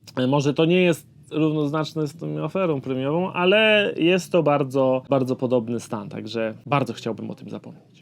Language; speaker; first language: Polish; native; Polish